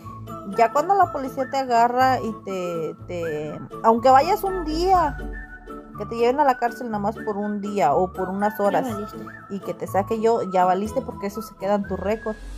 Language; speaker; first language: Spanish; native; Spanish